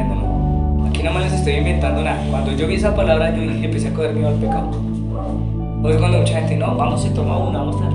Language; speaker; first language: Spanish; native; Spanish